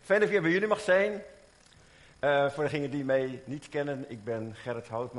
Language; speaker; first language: Dutch; native; Dutch